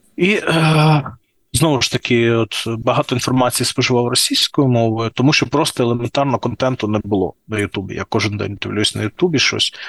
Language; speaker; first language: Ukrainian; non-native, local second language; Russian